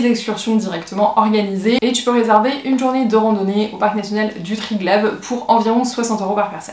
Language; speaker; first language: French; native; French